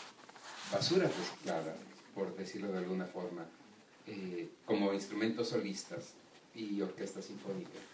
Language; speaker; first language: Spanish; native; Spanish